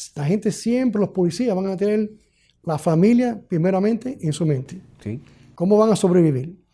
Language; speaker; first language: Spanish; early bilingual, heritage; Spanish